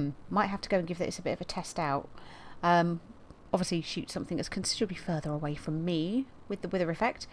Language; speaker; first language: English; native; English